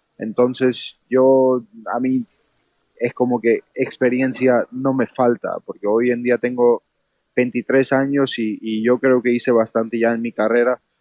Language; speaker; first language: Spanish; non-native, fluent; Georgian